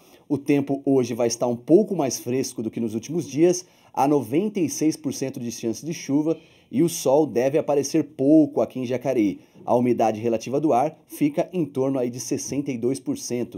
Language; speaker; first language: Portuguese; native; Portuguese